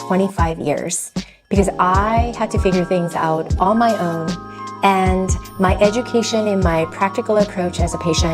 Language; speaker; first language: English; native; English